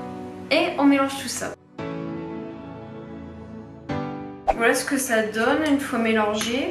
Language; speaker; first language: French; native; French